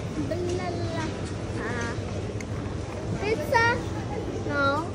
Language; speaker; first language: Italian; early bilingual, other home language; Filipino